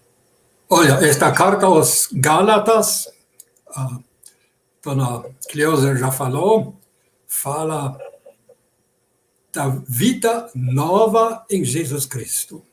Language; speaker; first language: Portuguese; non-native, fluent; German